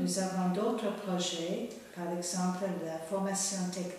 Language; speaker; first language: French; non-native, fluent; Bangla